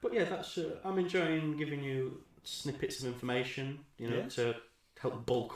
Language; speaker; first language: English; native; English